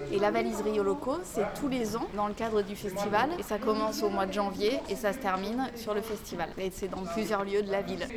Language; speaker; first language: French; native; French